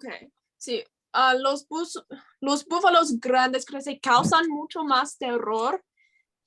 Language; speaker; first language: Spanish; non-native, learner; English